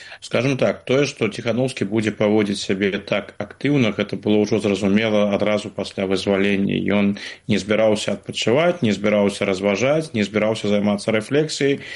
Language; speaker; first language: Belarusian; non-native, local second language; Russian